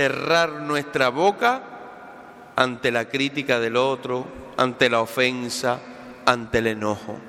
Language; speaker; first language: Spanish; native; Spanish